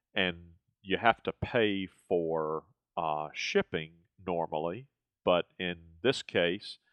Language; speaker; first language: English; native; English